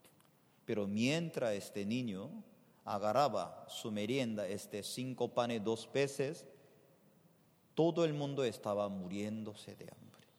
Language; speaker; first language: Spanish; non-native, fluent; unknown